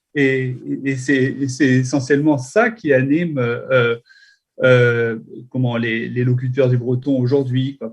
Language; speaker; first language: French; native; French